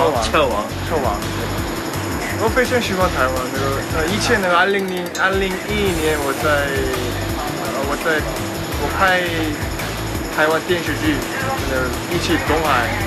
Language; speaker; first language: Chinese; non-native, learner; Korean